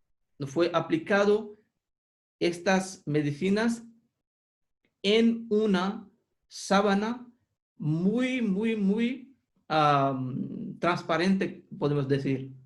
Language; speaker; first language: Spanish; non-native, fluent; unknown